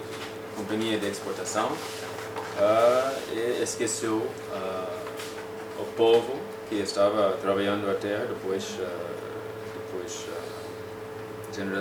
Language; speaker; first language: Portuguese; non-native, fluent; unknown